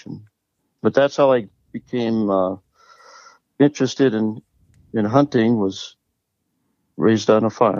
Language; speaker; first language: English; native; English